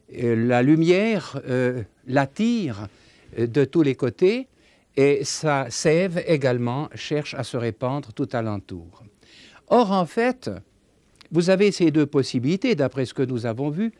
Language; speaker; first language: French; native; French